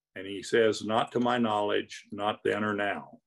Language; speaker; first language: English; native; English